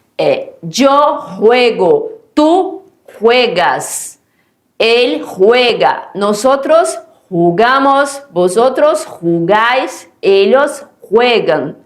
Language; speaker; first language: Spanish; non-native, fluent; Portuguese